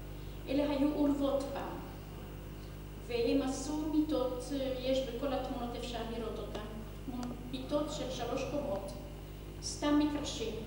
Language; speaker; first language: Hebrew; non-native, fluent; Hungarian